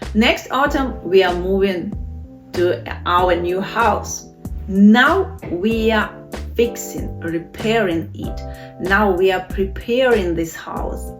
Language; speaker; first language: English; non-native, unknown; Ukrainian